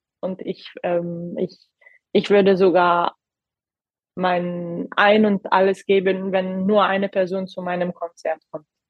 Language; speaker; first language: German; non-native, fluent; Arabic